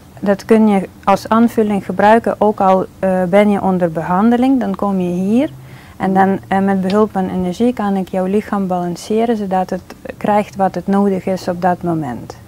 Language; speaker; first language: Dutch; non-native, fluent; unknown